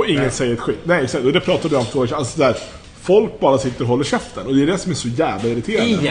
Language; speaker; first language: Swedish; native; Swedish